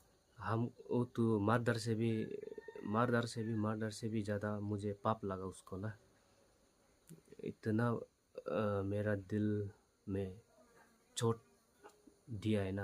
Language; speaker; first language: Hindi; non-native, local second language; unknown